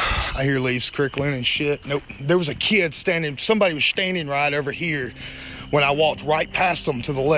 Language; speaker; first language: English; native; English